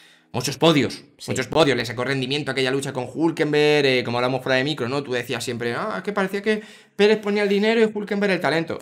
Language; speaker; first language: Spanish; native; Spanish